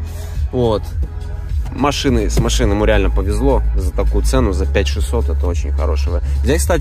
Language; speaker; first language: Russian; native; Russian